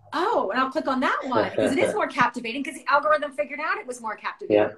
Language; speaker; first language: English; native; English